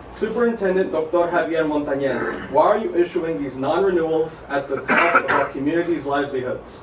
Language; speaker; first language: English; native; English